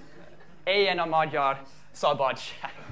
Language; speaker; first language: Hungarian; non-native, fluent; English